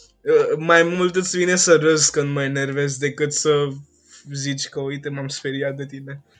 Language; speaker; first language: Romanian; non-native, fluent; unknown